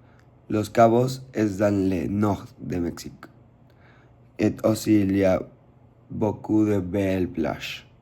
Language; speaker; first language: French; non-native, learner; Spanish